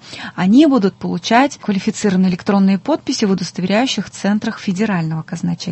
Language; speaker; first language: Russian; native; Russian